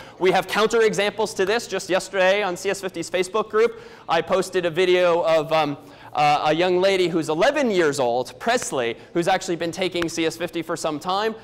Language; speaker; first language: English; native; English